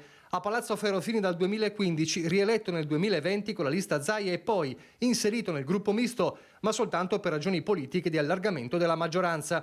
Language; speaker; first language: Italian; native; Italian